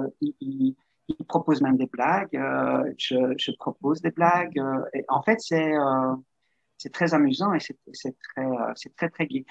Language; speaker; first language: French; native; French